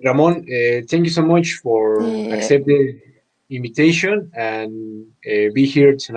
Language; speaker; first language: English; non-native, learner; Spanish